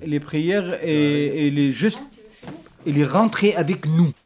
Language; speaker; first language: French; non-native, learner; Kurdish